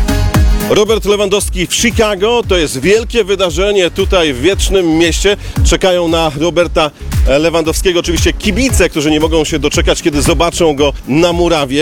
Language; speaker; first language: Polish; native; Polish